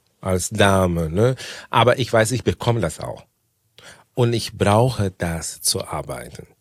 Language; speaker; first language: German; non-native, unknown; Portuguese